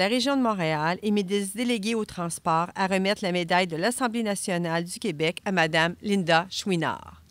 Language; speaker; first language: French; native; French